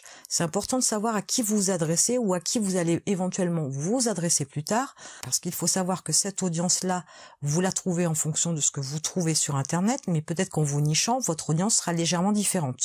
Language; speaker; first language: French; native; French